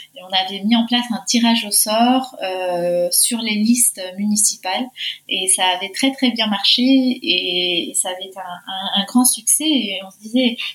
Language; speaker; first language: French; early bilingual, heritage; Spanish